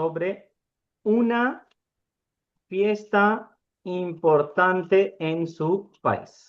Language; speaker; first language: Spanish; non-native, fluent; Urdu